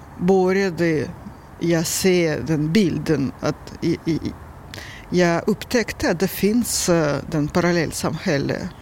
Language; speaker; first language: Swedish; non-native, learner; Russian